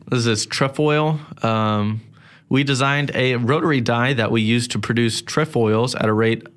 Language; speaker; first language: English; native; English